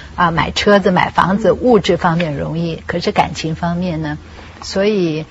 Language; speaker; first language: Chinese; native; Chinese